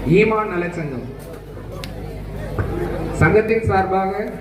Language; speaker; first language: Tamil; native; Tamil